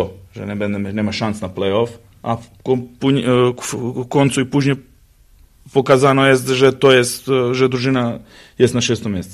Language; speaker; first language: Polish; non-native, learner; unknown